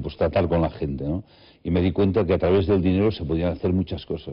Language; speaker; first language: Spanish; native; Spanish